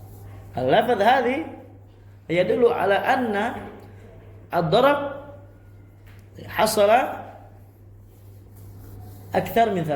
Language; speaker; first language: Arabic; non-native, fluent; Indonesian